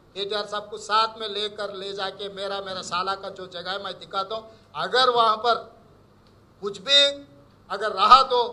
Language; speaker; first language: Hindi; non-native, local second language; Telugu